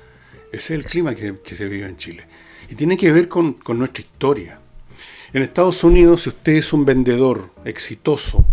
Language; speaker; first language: Spanish; native; Spanish